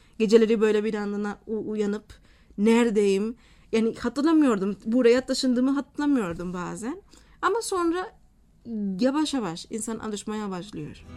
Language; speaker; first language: Turkish; non-native, fluent; Spanish